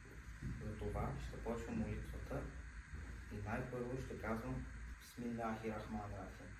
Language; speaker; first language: Bulgarian; non-native, local second language; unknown